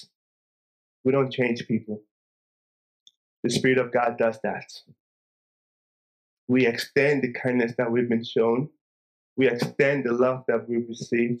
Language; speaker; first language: English; non-native, local second language; Igbo